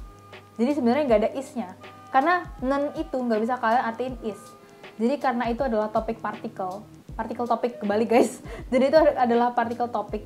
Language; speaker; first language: Indonesian; native; Indonesian